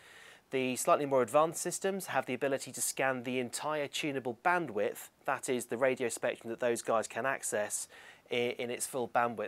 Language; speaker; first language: English; native; English